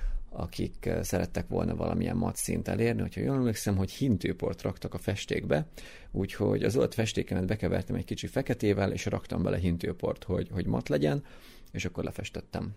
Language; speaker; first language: Hungarian; native; Hungarian